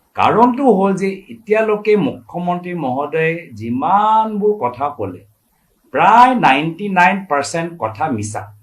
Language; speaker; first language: Assamese; native; Assamese